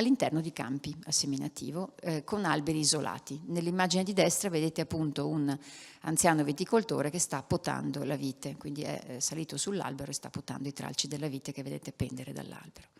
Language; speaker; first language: Italian; native; Italian